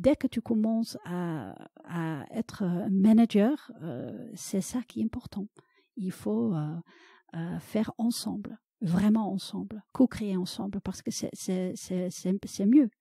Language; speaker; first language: French; non-native, fluent; Dutch